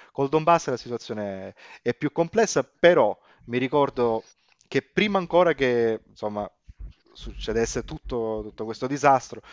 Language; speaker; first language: Italian; native; Italian